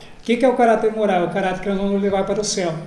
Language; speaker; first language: Portuguese; native; Portuguese